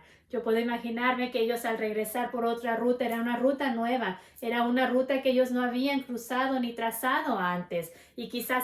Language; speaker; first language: Spanish; native; Spanish